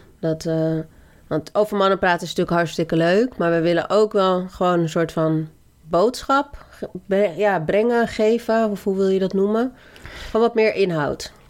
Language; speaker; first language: Dutch; early bilingual, other home language; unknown